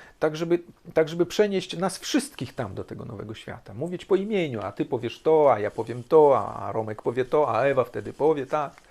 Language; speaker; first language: Polish; early bilingual, heritage; Polish